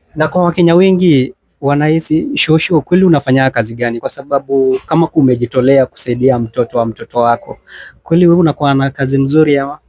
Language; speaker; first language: Swahili; native; Swahili